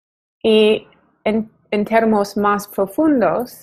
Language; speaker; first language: Spanish; non-native, learner; English